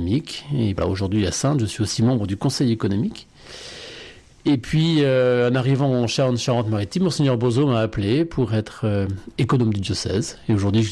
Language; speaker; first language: French; native; French